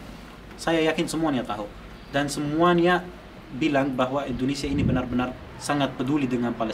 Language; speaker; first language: Indonesian; non-native, fluent; Arabic